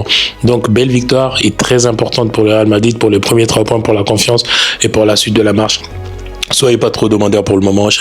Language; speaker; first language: French; native; French